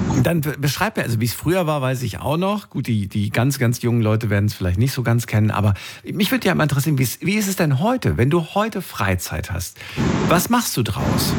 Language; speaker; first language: German; native; German